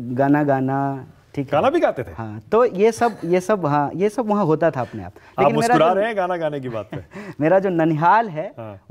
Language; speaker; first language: Hindi; native; Hindi